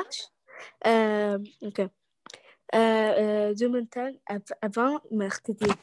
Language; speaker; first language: French; non-native, learner; Arabic